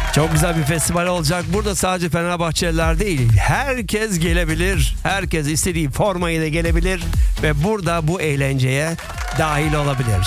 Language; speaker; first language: Turkish; early bilingual, other home language; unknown